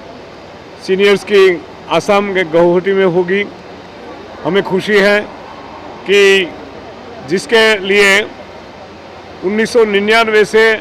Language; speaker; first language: Hindi; native; Hindi